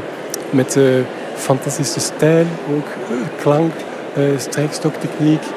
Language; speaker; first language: Dutch; non-native, fluent; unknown